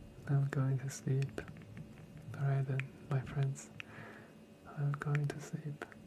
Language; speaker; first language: English; non-native, fluent; Chinese